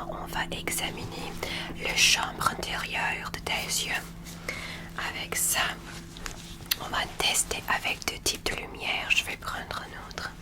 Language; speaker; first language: French; non-native, learner; English